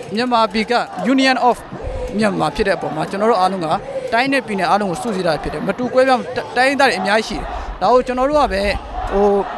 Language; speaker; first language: Burmese; native; Burmese